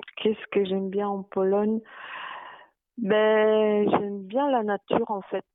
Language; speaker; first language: French; non-native, fluent; Polish